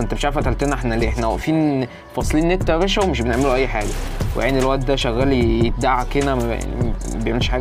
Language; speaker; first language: Arabic; native; Arabic